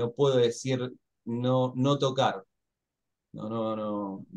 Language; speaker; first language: Spanish; native; Spanish